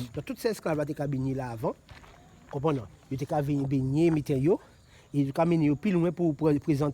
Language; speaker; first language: French; non-native, local second language; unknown